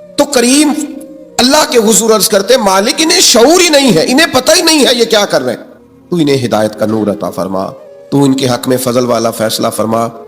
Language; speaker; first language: Urdu; native; Urdu